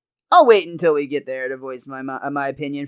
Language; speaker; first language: English; native; English